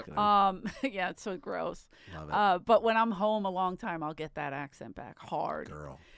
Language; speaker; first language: English; native; English